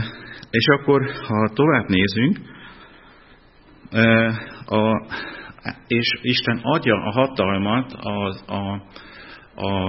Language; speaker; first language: Hungarian; non-native, fluent; German